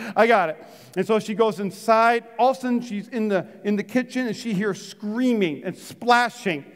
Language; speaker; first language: English; native; English